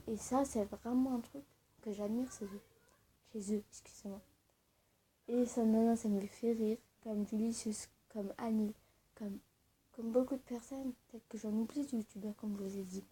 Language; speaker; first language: French; early bilingual, other home language; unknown